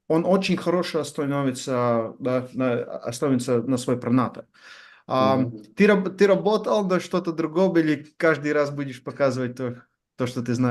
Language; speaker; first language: Russian; non-native, learner; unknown